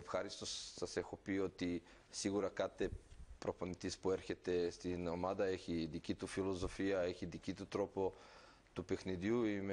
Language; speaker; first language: Greek; non-native, fluent; Serbian